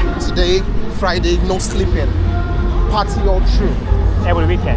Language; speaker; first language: English; non-native, learner; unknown